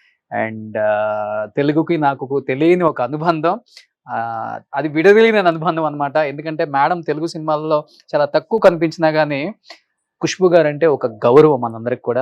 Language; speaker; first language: Telugu; native; Telugu